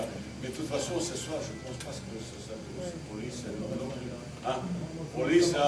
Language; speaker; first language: French; non-native, learner; Bosnian